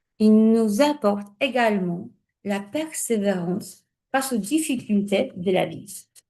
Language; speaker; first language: French; non-native, fluent; Polish